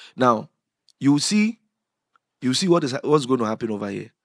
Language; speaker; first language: English; non-native, local second language; Akan